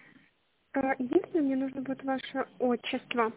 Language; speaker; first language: Russian; native; Russian